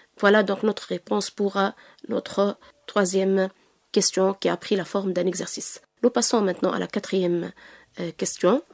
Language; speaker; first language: French; non-native, local second language; Arabic